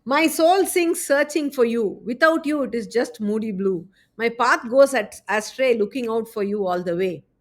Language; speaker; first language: English; non-native, local second language; Tamil